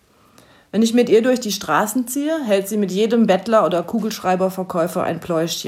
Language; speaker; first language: German; native; German